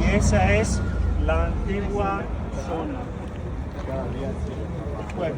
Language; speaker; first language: Spanish; non-native, fluent; Greek